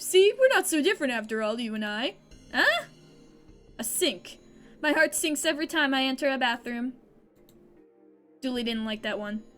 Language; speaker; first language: English; native; English